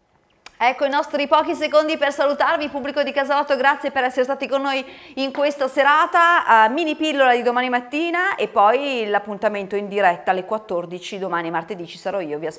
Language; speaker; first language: Italian; native; Italian